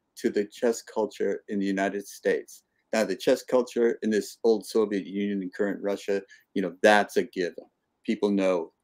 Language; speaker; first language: English; native; English